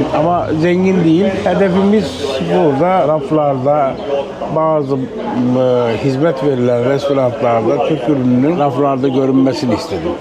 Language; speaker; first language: Turkish; non-native, local second language; Kurdish